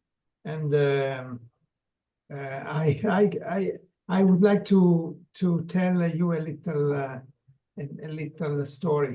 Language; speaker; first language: English; non-native, learner; Italian